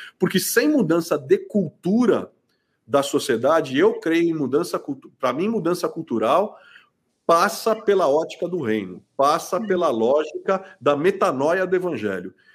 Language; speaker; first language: Portuguese; native; Portuguese